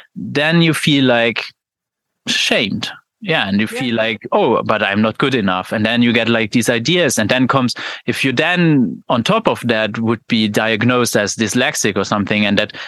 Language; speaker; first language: English; non-native, fluent; Luxembourgish